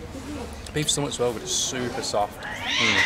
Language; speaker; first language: English; native; English